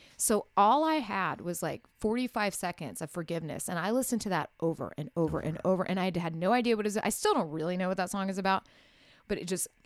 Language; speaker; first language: English; native; English